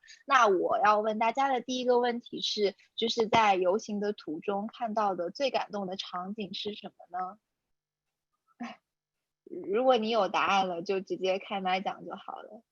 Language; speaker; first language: Chinese; native; Chinese